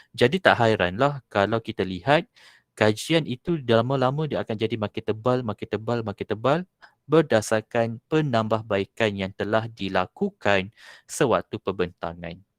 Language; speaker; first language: Malay; native; Malay